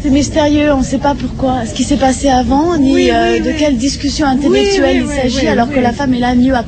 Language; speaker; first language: French; native; French